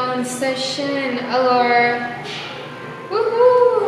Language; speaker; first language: French; non-native, learner; English